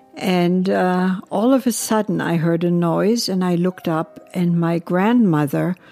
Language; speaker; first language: English; non-native, fluent; German